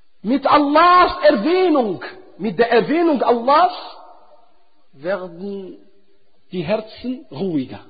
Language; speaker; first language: German; non-native, fluent; Arabic